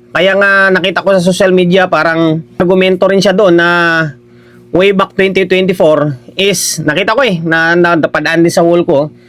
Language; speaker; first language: Filipino; non-native, local second language; Hiligaynon